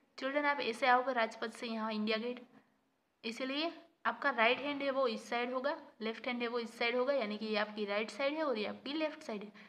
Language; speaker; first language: Hindi; non-native, local second language; Gujarati